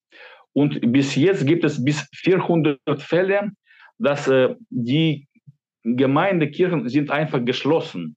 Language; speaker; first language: German; non-native, fluent; Ukrainian